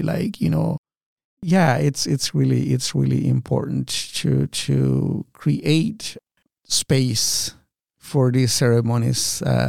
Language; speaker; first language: English; non-native, fluent; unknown